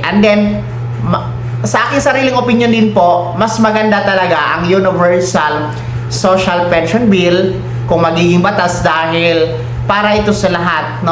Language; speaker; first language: Filipino; native; Filipino